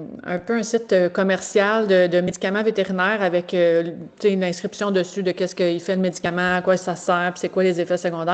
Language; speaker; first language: French; native; French